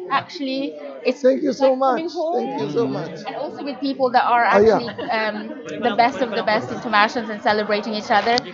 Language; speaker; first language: English; non-native, local second language; Filipino